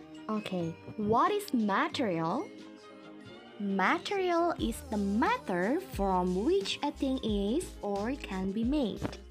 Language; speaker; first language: English; non-native, fluent; Indonesian